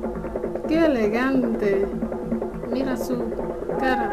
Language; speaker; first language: Spanish; non-native, learner; Somali